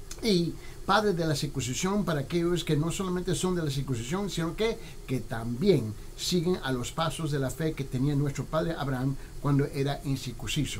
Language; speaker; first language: Spanish; early bilingual, heritage; Spanish